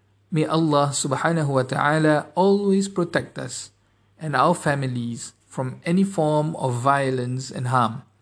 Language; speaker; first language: English; non-native, local second language; Malay